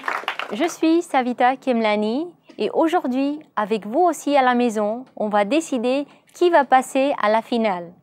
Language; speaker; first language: French; non-native, learner; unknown